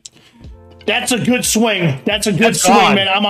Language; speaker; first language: English; native; English